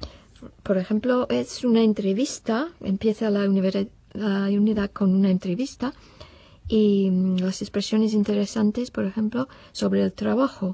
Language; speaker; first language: Spanish; non-native, fluent; English